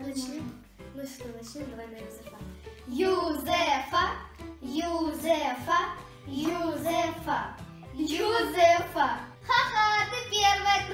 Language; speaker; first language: Russian; native; Russian